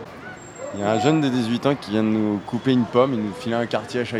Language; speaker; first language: French; native; French